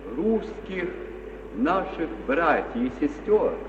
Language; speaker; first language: Russian; native; Russian